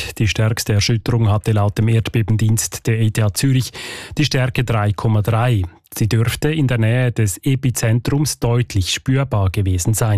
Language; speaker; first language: German; native; German